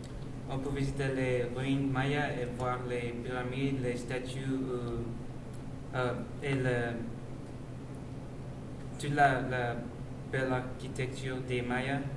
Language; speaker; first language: French; non-native, learner; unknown